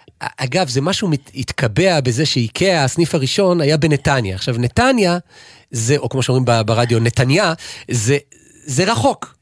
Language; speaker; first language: Hebrew; native; Hebrew